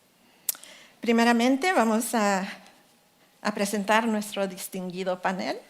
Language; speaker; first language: Spanish; early bilingual, heritage; Spanish